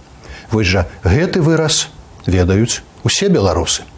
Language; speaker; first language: Belarusian; native; Belarusian